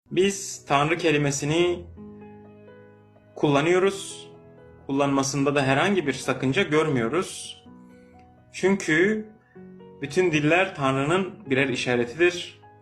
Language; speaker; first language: Turkish; non-native, local second language; Kurdish